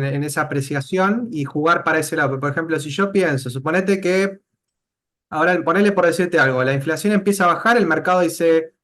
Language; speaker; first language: Spanish; native; Spanish